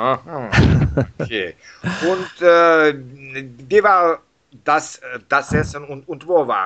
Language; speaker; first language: German; non-native, learner; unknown